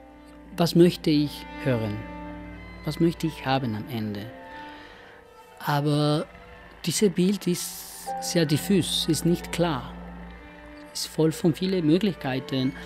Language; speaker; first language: German; non-native, fluent; Spanish